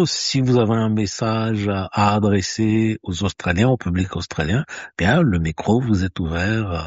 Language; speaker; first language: French; native; French